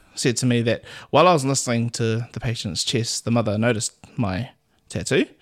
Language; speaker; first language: English; native; English